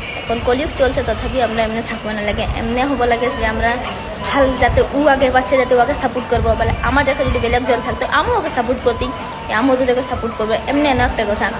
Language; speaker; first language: Bangla; non-native, local second language; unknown